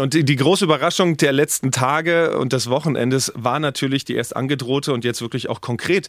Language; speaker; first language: German; native; German